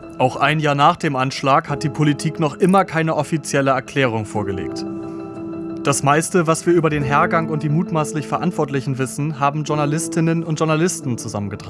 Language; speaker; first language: German; native; German